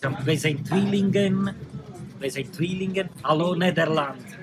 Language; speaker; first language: Dutch; non-native, learner; Italian